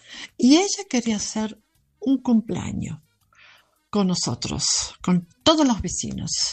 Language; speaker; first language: Spanish; non-native, learner; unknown